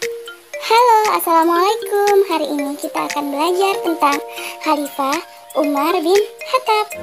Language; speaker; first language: Indonesian; native; Indonesian